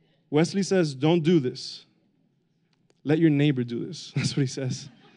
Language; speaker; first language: English; early bilingual, other home language; Spanish